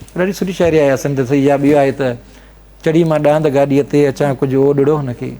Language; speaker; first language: Sindhi; native; Sindhi